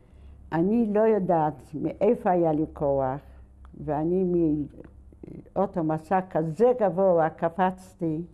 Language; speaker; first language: Hebrew; non-native, fluent; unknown